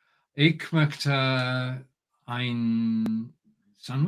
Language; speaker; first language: German; non-native, learner; English